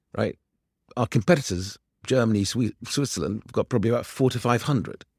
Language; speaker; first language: English; early bilingual, other home language; Arabic